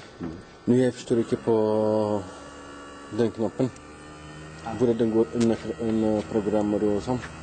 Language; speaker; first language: Norwegian; non-native, learner; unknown